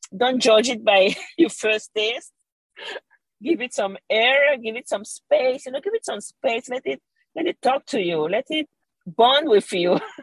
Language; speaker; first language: English; non-native, fluent; Spanish